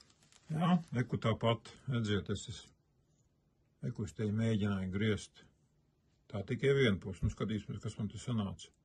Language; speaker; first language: Latvian; native; Latvian